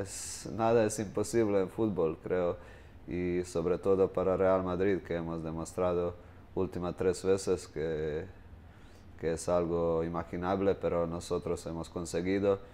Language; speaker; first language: Spanish; non-native, fluent; Croatian